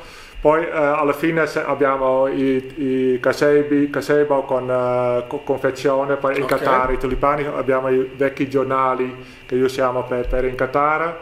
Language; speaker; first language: Italian; non-native, learner; Dutch